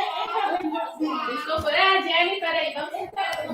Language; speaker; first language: Portuguese; non-native, local second language; Tetum